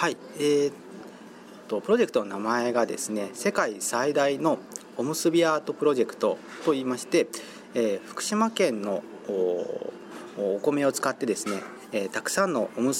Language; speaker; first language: Japanese; native; Japanese